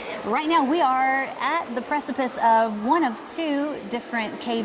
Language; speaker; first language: English; native; English